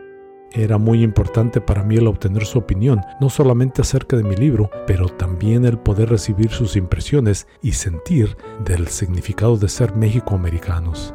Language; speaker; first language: Spanish; native; Spanish